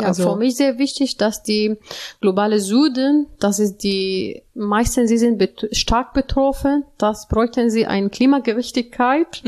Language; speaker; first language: German; non-native, learner; Arabic